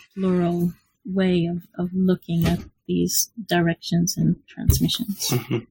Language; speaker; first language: English; non-native, fluent; Hebrew